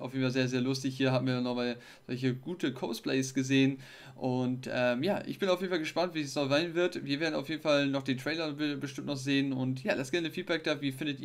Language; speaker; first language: German; native; German